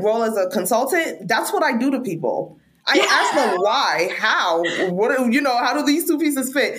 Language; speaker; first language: English; non-native, local second language; Krio